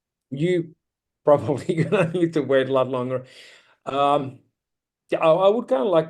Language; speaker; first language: English; non-native, fluent; Finnish